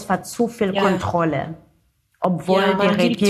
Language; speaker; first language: German; non-native, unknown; Zulu